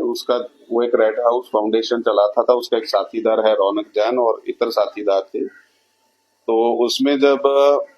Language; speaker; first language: Hindi; non-native, local second language; Marathi